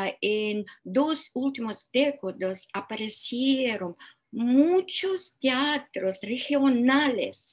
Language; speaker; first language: Spanish; non-native, fluent; Russian